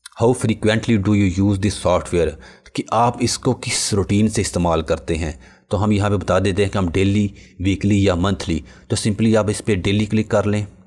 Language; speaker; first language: Urdu; non-native, local second language; Punjabi